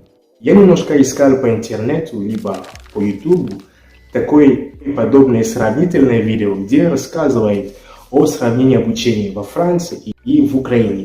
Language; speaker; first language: Russian; non-native, fluent; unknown